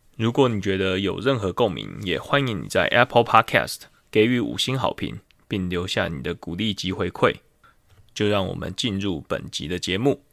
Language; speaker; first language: Chinese; native; Chinese